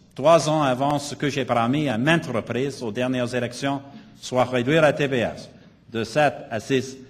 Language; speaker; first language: French; non-native, local second language; English